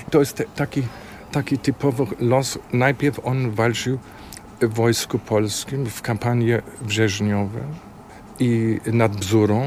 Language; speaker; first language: Polish; non-native, fluent; German